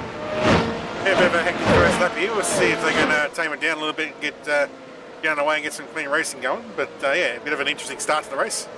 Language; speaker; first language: English; native; English